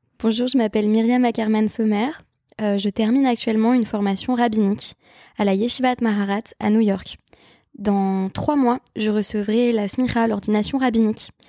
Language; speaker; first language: French; native; French